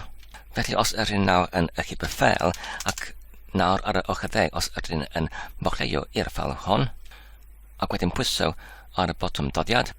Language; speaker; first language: Welsh; non-native, learner; English